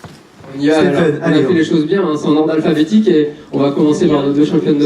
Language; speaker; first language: French; native; French